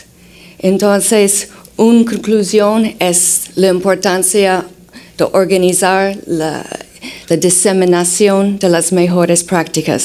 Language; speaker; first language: Spanish; non-native, fluent; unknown